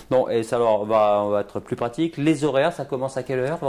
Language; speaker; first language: French; native; French